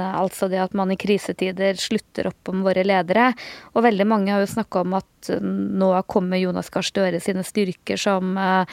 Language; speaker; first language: Norwegian; native; Norwegian